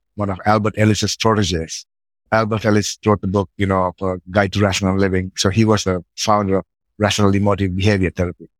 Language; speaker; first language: English; non-native, local second language; Sinhala